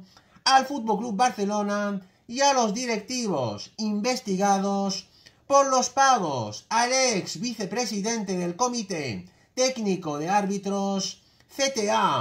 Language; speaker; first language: Spanish; native; Spanish